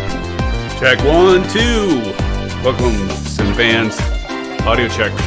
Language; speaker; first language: English; native; English